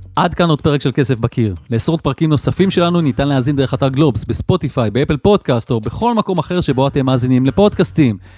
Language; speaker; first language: Hebrew; native; Hebrew